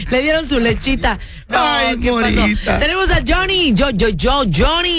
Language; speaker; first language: Spanish; native; Spanish